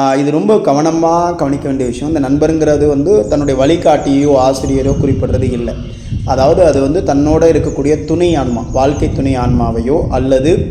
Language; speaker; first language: Tamil; native; Tamil